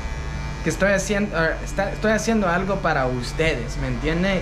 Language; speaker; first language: Spanish; early bilingual, heritage; Spanish